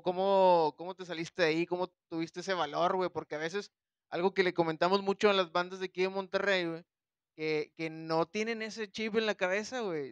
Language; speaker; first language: Spanish; native; Spanish